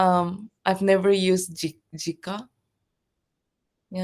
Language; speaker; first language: English; non-native, fluent; Japanese